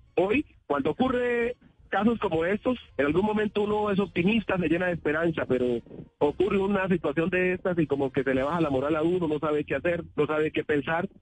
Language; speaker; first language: Spanish; native; Spanish